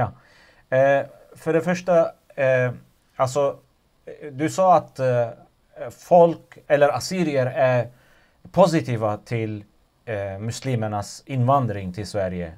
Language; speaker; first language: Swedish; non-native, fluent; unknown